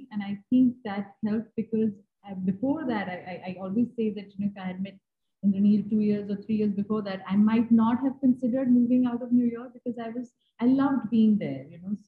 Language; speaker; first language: English; non-native, local second language; Hindi